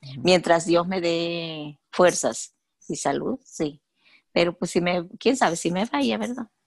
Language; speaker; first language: Spanish; native; Spanish